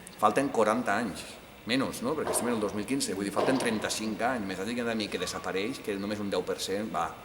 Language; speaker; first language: Catalan; native; Catalan